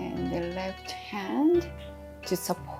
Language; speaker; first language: English; non-native, fluent; Japanese